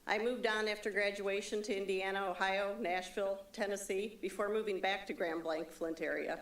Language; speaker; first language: English; native; English